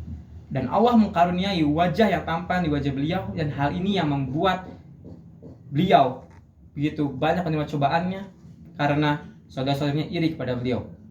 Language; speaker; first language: Indonesian; native; Indonesian